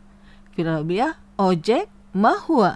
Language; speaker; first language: Arabic; non-native, fluent; Indonesian